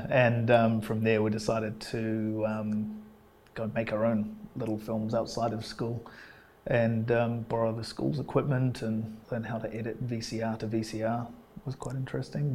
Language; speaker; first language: English; native; English